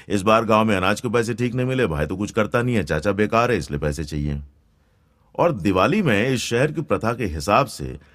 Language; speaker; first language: Hindi; non-native, local second language; Gujarati